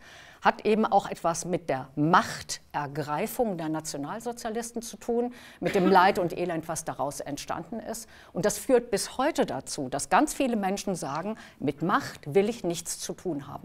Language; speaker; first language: German; native; German